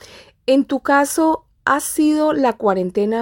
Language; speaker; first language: Spanish; native; Spanish